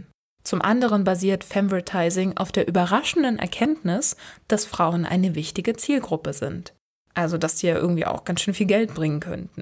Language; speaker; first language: German; native; German